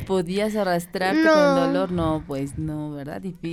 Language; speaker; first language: Spanish; native; Spanish